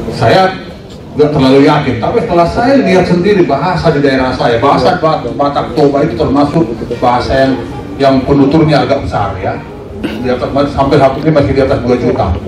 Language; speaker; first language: Indonesian; non-native, local second language; Batak Toba